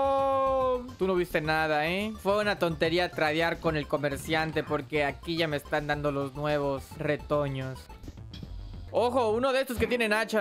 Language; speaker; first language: Spanish; native; Spanish